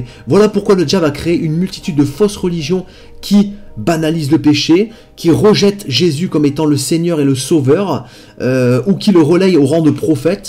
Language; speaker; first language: French; native; French